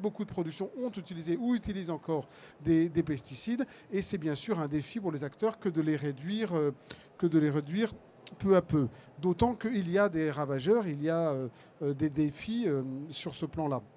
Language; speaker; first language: French; native; French